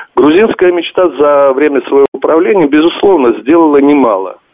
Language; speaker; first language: Russian; non-native, local second language; Georgian